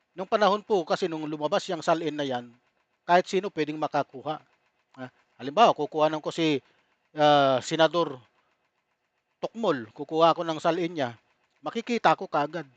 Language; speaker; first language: Filipino; native; Filipino